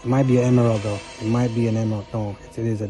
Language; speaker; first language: English; native; English